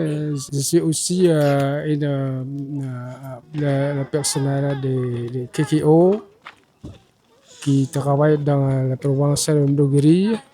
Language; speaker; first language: French; non-native, learner; Khmer